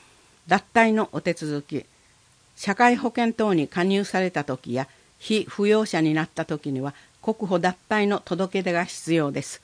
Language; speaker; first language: Japanese; native; Japanese